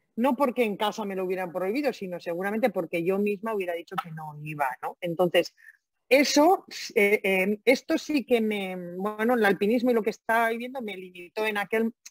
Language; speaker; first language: Spanish; native; Spanish